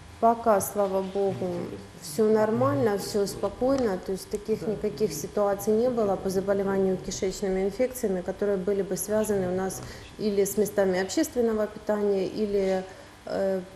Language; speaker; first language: Russian; native; Russian